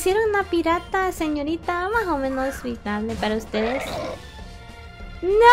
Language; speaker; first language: Spanish; early bilingual, heritage; English